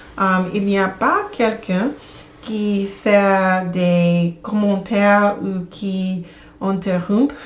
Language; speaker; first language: French; non-native, learner; English